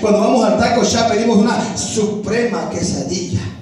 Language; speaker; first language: Spanish; native; Spanish